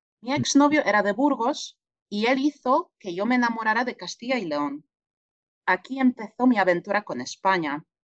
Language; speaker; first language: Spanish; non-native, fluent; Polish